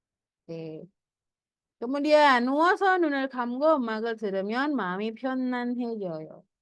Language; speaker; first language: Korean; non-native, fluent; Indonesian